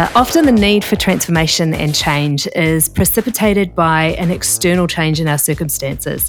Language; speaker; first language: English; native; English